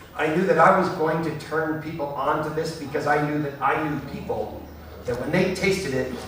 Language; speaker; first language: English; native; English